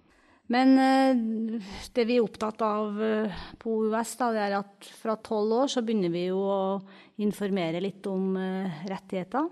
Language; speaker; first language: Norwegian; native; Norwegian